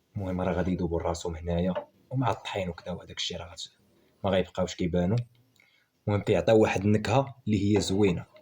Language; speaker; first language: Arabic; native; Arabic